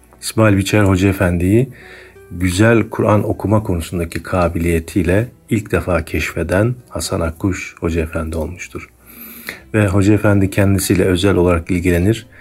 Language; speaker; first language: Turkish; native; Turkish